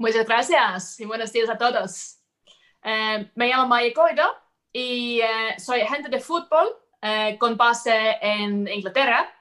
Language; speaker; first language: Spanish; non-native, fluent; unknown